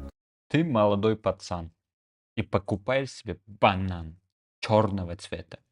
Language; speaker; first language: Russian; non-native, local second language; Uzbek